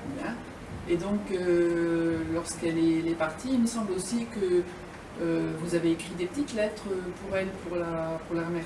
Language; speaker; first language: French; native; French